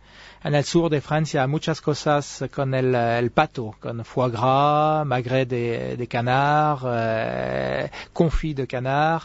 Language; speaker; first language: Spanish; non-native, fluent; French